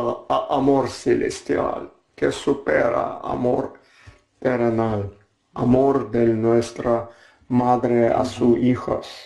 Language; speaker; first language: Spanish; non-native, learner; Russian